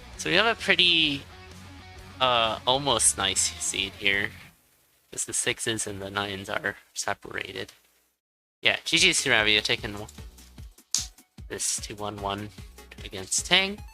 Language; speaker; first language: English; native; English